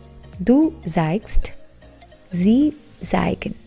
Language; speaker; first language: German; non-native, fluent; Punjabi